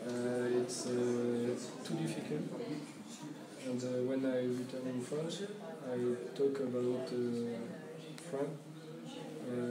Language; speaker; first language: English; non-native, learner; French